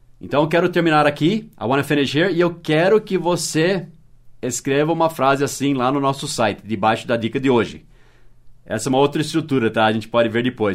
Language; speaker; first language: Portuguese; non-native, fluent; English